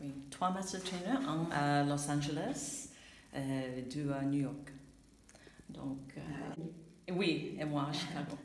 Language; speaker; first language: French; non-native, fluent; English